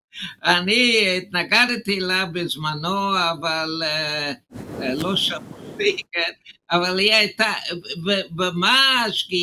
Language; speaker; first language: Hebrew; non-native, fluent; English